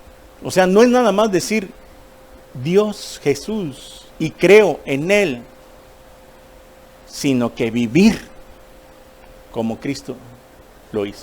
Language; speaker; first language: Spanish; native; Spanish